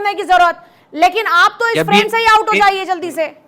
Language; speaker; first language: Hindi; native; Hindi